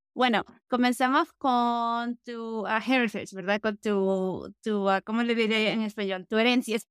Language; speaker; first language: Spanish; early bilingual, heritage; Spanish